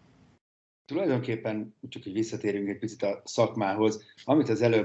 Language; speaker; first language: Hungarian; native; Hungarian